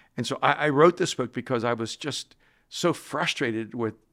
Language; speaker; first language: English; non-native, fluent; Spanish